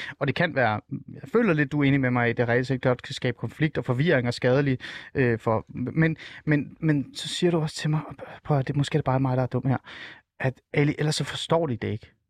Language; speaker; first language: Danish; native; Danish